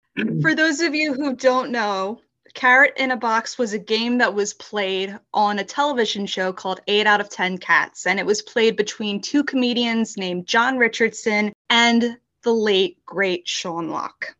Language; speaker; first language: English; native; English